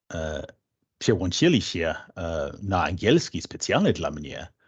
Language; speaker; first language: Polish; non-native, fluent; English